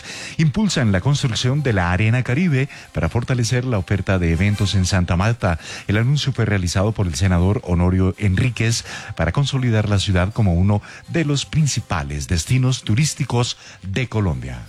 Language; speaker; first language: Spanish; native; Spanish